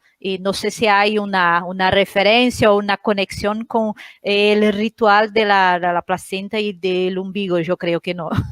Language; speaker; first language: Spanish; non-native, learner; Portuguese